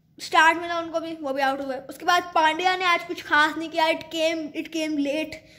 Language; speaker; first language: Urdu; native; Urdu